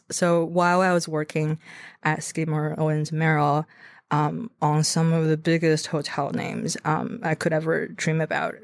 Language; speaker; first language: English; non-native, fluent; Chinese